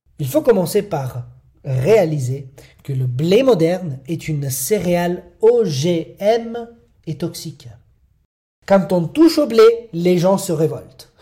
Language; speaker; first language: French; non-native, fluent; Italian